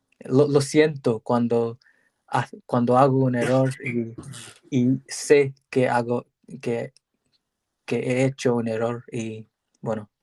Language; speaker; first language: Spanish; non-native, learner; English